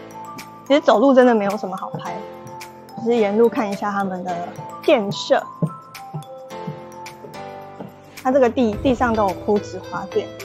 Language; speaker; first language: Chinese; native; Chinese